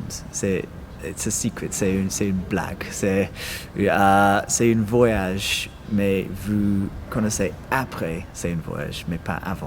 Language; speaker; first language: French; non-native, learner; English